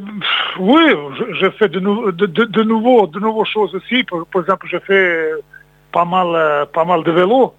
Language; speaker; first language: French; non-native, fluent; Serbian